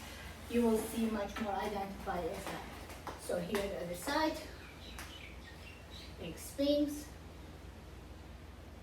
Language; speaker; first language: English; non-native, fluent; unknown